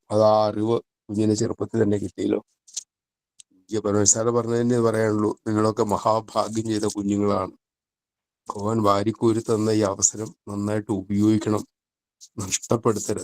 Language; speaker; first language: Malayalam; native; Malayalam